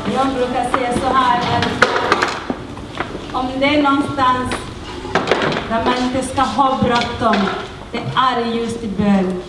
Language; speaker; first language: Swedish; native; Swedish